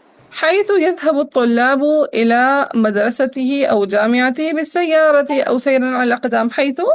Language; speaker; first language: Arabic; non-native, fluent; Urdu